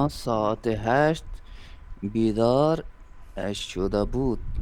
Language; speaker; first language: Persian; non-native, learner; Urdu